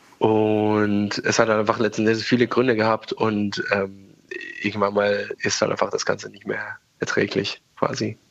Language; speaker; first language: German; non-native, fluent; Persian